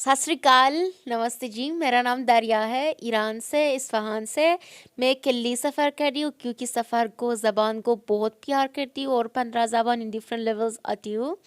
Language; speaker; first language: Hindi; non-native, learner; Persian